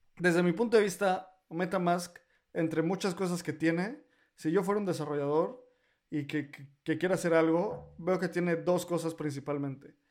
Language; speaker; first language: Spanish; native; Spanish